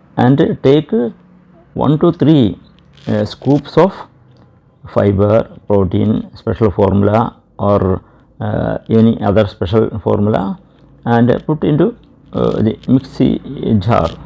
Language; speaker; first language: English; non-native, local second language; Malayalam